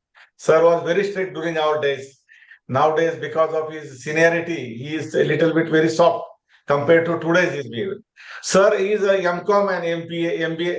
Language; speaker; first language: English; non-native, local second language; Marathi